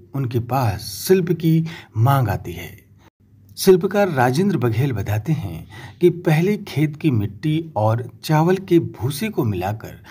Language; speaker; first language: Hindi; native; Hindi